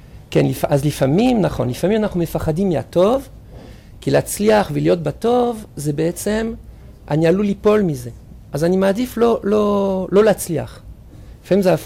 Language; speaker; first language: Hebrew; non-native, fluent; French